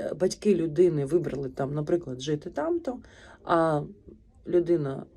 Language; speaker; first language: Ukrainian; native; Ukrainian